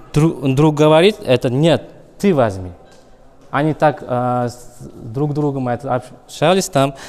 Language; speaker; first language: Russian; non-native, learner; Uzbek